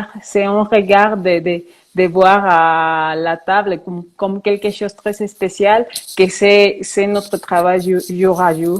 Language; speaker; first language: French; non-native, fluent; Spanish